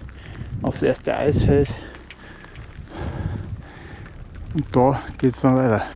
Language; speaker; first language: German; native; German